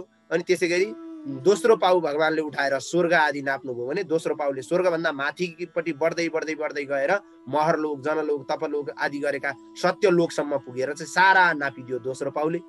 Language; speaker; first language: Nepali; native; Nepali